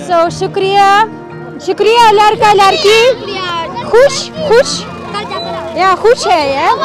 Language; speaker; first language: Hindi; non-native, learner; Kazakh